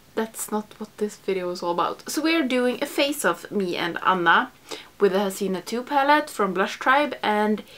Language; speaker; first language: English; non-native, fluent; Swedish